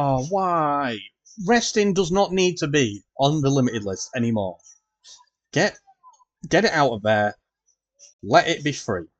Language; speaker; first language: English; native; English